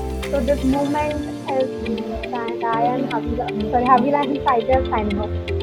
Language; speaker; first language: English; non-native, local second language; Telugu